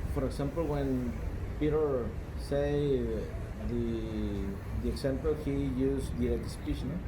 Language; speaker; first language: English; non-native, learner; Spanish